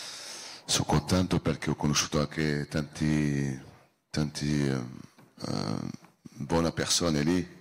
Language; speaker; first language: Italian; non-native, learner; French